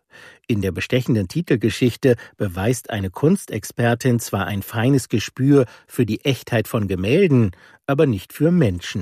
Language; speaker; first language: German; native; German